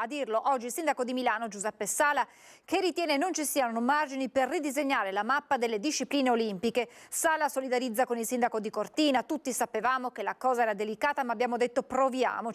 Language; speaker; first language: Italian; native; Italian